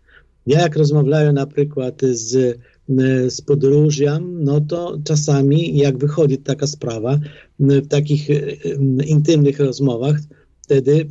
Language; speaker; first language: Polish; non-native, fluent; Ukrainian